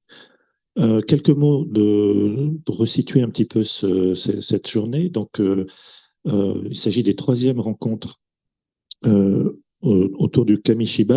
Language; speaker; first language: French; native; French